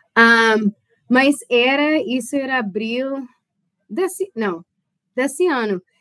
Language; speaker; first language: Portuguese; non-native, fluent; English